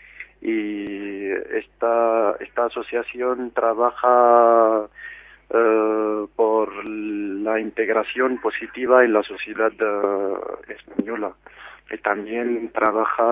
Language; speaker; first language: Spanish; non-native, fluent; Arabic